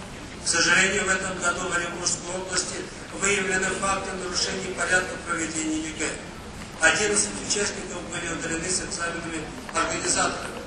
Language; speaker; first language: Russian; native; Russian